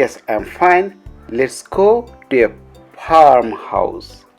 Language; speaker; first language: English; non-native, learner; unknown